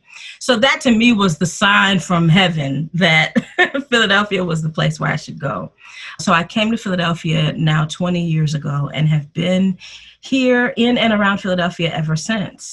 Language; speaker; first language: English; native; English